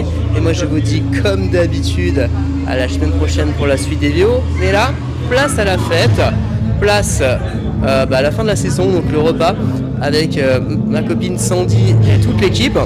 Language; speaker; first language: French; native; French